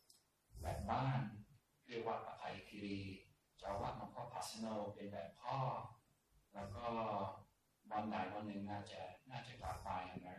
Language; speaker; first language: Thai; non-native, fluent; English